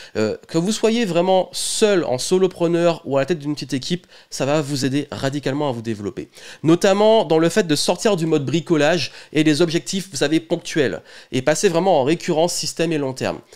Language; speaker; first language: French; native; French